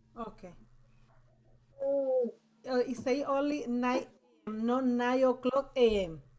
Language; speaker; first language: English; non-native, learner; Spanish